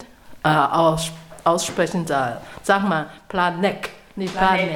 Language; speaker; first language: German; non-native, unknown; Chinese